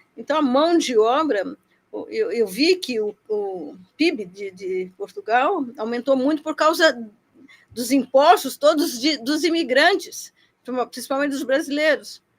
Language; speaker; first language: Portuguese; native; Portuguese